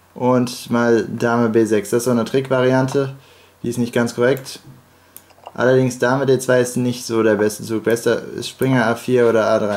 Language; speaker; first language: German; native; German